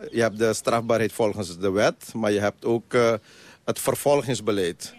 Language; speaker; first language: Dutch; non-native, local second language; Caribbean Hindustani